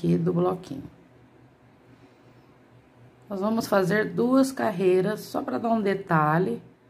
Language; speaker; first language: Portuguese; native; Portuguese